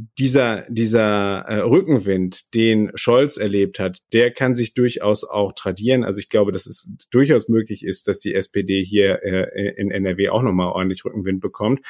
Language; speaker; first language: German; native; German